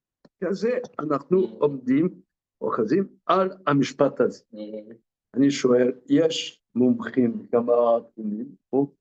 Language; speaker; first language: Hebrew; non-native, fluent; French